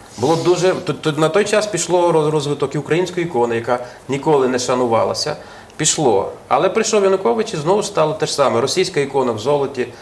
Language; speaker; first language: Ukrainian; native; Ukrainian